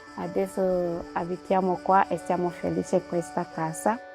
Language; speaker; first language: Italian; non-native, learner; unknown